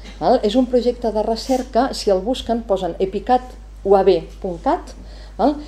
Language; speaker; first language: Catalan; native; Catalan